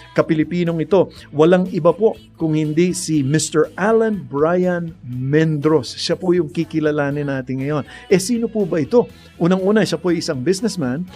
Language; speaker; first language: Filipino; native; Filipino